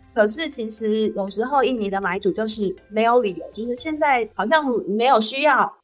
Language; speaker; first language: Chinese; native; Chinese